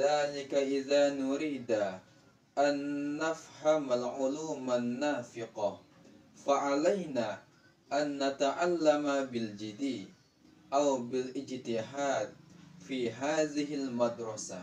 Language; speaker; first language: Arabic; non-native, learner; Indonesian